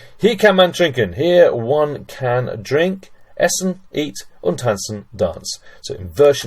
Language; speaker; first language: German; non-native, fluent; English